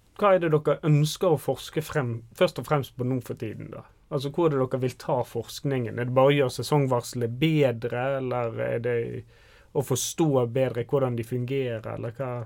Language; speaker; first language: Norwegian; native; Norwegian